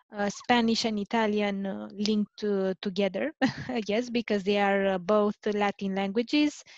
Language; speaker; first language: English; non-native, fluent; Romanian